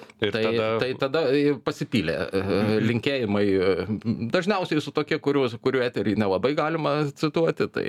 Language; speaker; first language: Lithuanian; native; Lithuanian